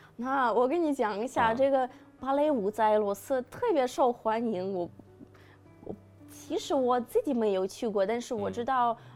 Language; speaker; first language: Chinese; non-native, fluent; Russian